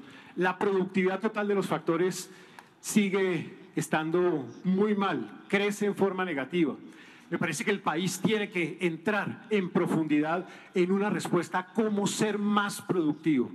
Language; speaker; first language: Spanish; native; Spanish